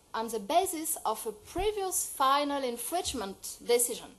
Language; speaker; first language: English; non-native, fluent; French